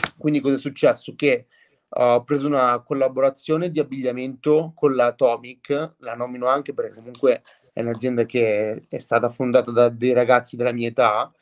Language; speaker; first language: Italian; native; Italian